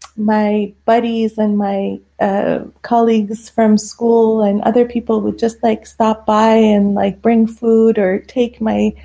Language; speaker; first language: English; non-native, fluent; Persian